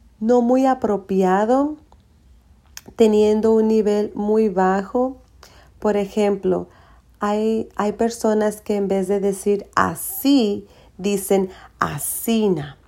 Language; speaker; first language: Spanish; early bilingual, heritage; Spanish